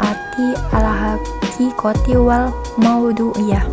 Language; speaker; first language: Arabic; non-native, learner; Indonesian